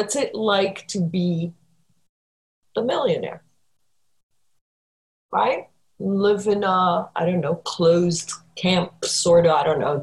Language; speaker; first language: English; native; English